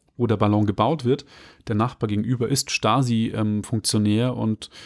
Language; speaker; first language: German; native; German